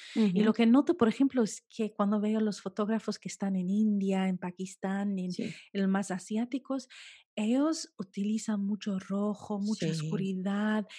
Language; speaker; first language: Spanish; early bilingual, heritage; Spanish